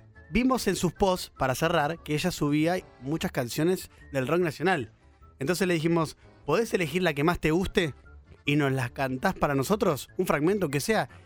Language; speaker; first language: Spanish; native; Spanish